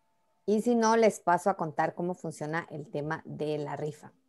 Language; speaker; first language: Spanish; native; Spanish